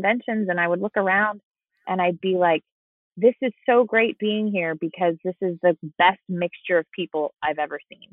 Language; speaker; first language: English; native; English